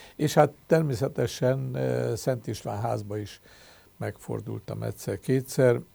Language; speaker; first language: Hungarian; native; Hungarian